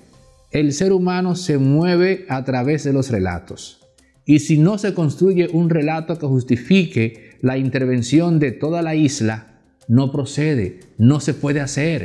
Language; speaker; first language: Spanish; native; Spanish